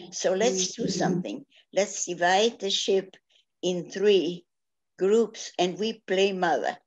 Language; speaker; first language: English; early bilingual, other home language; German